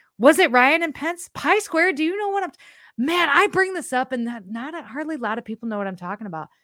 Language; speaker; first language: English; native; English